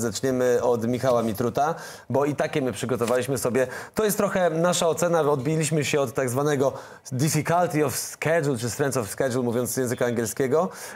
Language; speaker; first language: Polish; native; Polish